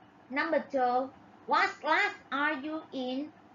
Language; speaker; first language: English; non-native, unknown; Vietnamese